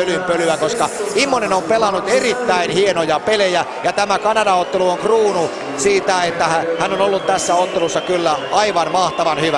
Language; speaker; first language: Finnish; native; Finnish